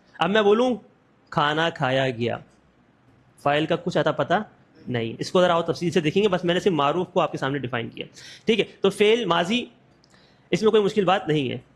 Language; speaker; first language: Urdu; native; Urdu